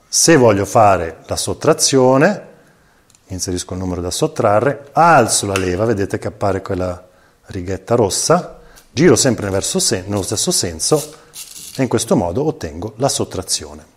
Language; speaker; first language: Italian; native; Italian